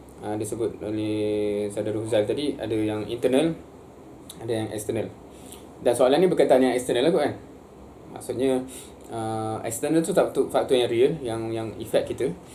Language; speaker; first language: Malay; native; Malay